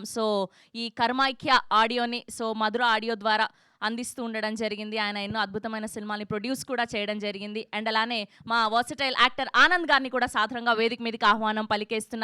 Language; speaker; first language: Telugu; native; Telugu